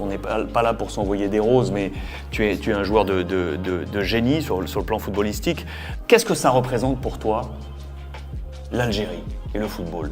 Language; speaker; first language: French; native; French